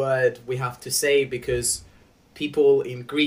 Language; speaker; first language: English; non-native, fluent; Greek